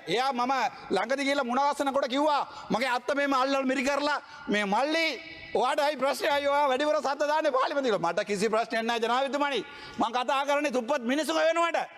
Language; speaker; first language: Sinhala; non-native, local second language; Tamil